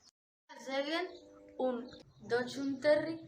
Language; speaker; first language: German; non-native, learner; Catalan